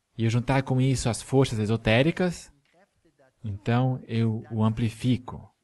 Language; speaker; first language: Portuguese; non-native, fluent; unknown